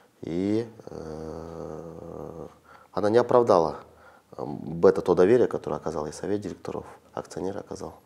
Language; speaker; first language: Russian; non-native, local second language; Kyrgyz